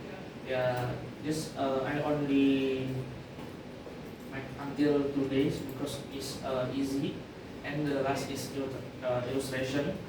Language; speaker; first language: English; non-native, learner; Indonesian